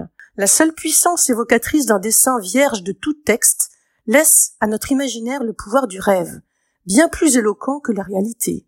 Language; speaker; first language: French; native; French